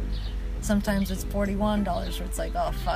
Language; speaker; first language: English; early bilingual, other home language; Spanish